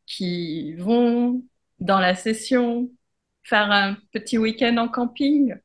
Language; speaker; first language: French; native; French